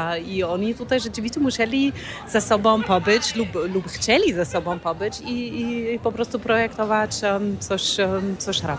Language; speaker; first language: Polish; non-native, fluent; German